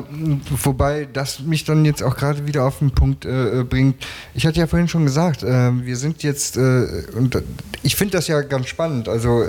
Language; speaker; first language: German; native; German